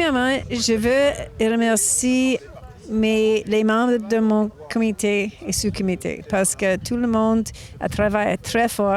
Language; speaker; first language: French; non-native, local second language; English